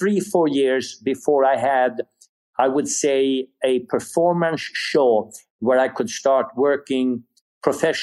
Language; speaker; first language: English; non-native, fluent; Swedish